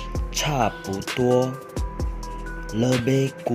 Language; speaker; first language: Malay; non-native, learner; Chinese